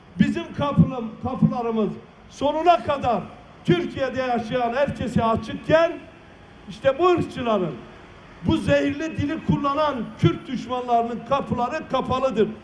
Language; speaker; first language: Turkish; non-native, local second language; Kurdish